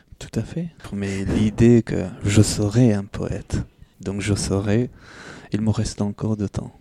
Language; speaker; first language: French; non-native, fluent; Persian